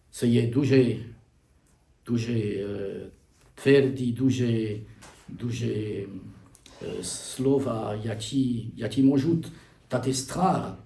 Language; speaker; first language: Polish; non-native, learner; French